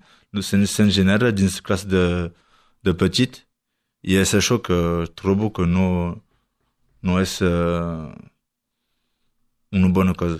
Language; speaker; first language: Catalan; non-native, learner; French